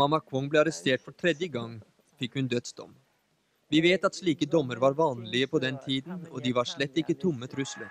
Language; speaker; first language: Norwegian; native; Norwegian